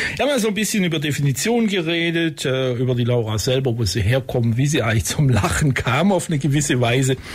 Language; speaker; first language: German; native; German